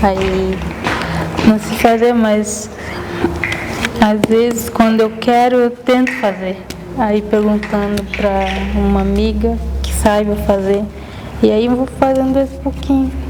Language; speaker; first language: Portuguese; non-native, local second language; Guarani